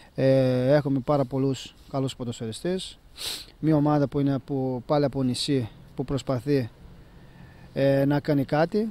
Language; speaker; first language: Greek; non-native, fluent; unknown